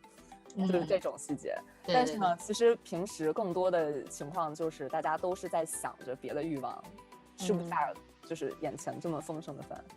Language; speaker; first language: Chinese; native; Chinese